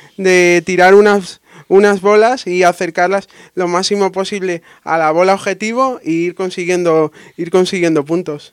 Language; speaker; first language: Spanish; native; Spanish